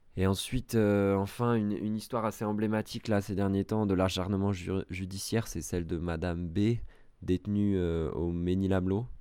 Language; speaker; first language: French; native; French